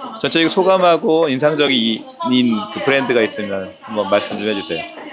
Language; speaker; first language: Korean; native; Korean